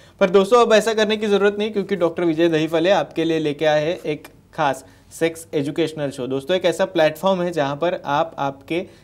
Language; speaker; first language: Hindi; non-native, local second language; Marathi